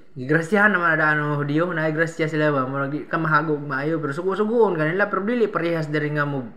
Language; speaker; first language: Cebuano; non-native, local second language; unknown